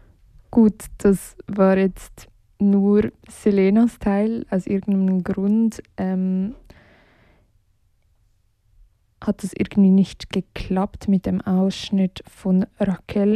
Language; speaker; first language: German; native; German